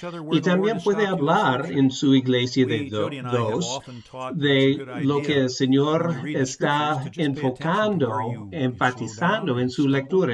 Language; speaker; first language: Spanish; non-native, fluent; English